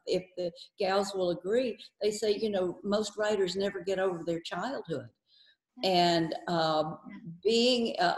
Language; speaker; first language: English; native; English